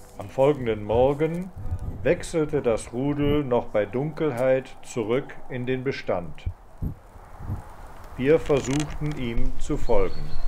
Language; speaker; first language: German; native; German